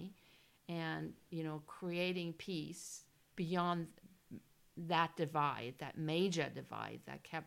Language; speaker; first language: English; non-native, fluent; German